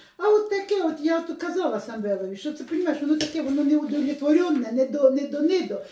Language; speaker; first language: Ukrainian; native; Ukrainian